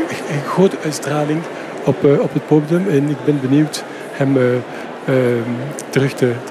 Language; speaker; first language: Dutch; non-native, fluent; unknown